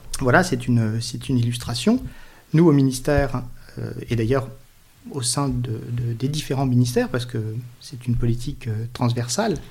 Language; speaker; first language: French; native; French